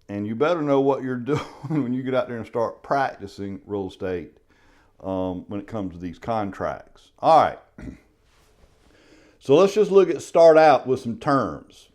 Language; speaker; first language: English; native; English